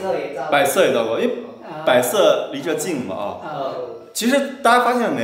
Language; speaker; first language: Chinese; native; Chinese